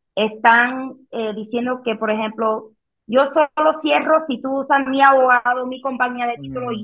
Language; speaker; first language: Spanish; early bilingual, heritage; Spanish